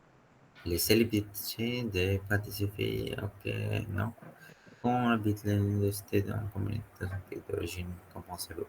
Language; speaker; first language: French; non-native, fluent; Hindi